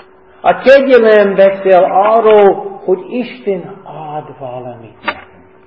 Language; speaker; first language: Hungarian; non-native, fluent; English